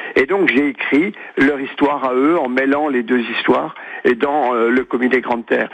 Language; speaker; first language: French; native; French